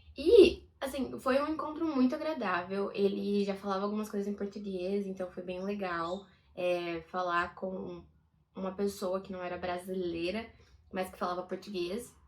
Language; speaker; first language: Portuguese; native; Portuguese